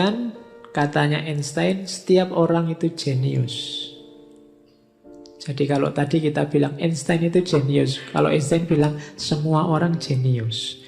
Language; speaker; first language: Indonesian; native; Indonesian